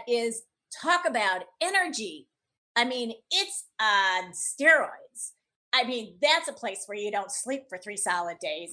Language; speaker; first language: English; native; English